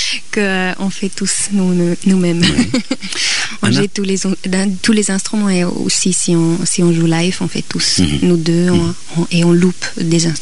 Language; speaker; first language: French; non-native, local second language; German